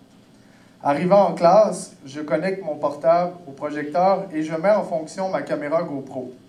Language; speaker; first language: French; native; French